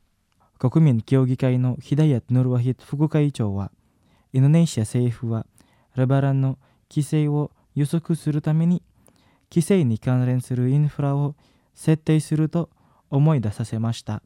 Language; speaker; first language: Japanese; non-native, fluent; Indonesian